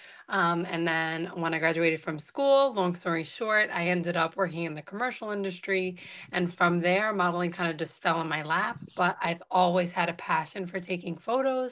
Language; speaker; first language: English; native; English